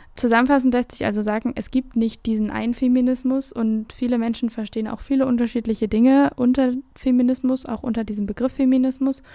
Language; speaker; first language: German; native; German